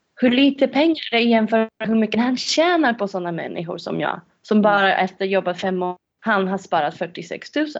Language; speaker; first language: Swedish; non-native, fluent; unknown